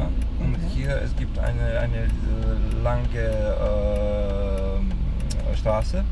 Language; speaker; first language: German; non-native, learner; Bosnian